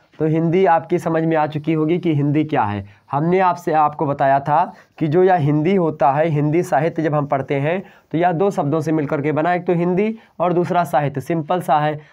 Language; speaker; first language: Hindi; native; Hindi